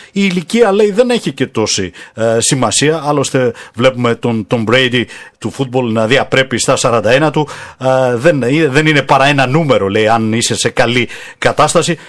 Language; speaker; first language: Greek; native; Greek